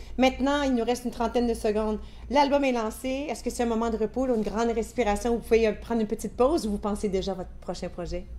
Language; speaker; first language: French; native; French